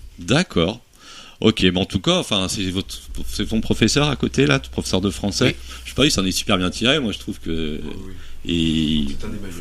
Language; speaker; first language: French; native; French